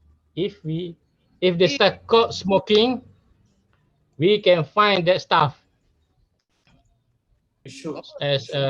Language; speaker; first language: English; non-native, learner; Malay